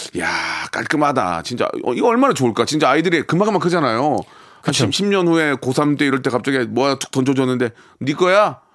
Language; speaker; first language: Korean; native; Korean